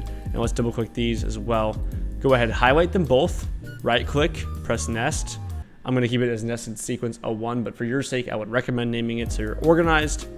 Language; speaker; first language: English; native; English